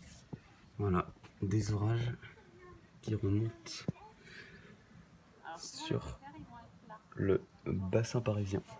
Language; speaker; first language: French; native; French